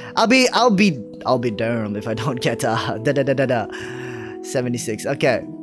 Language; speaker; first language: English; non-native, local second language; Filipino